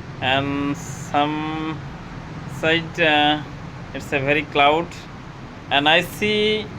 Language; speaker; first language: English; non-native, learner; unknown